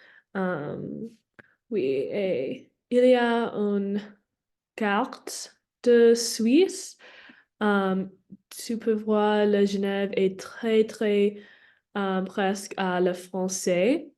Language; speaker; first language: French; non-native, learner; English